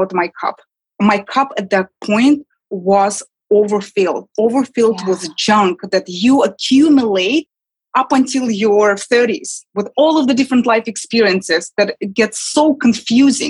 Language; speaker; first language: English; non-native, fluent; Kazakh